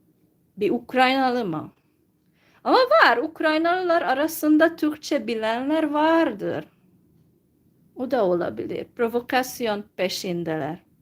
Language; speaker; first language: Turkish; non-native, fluent; Hungarian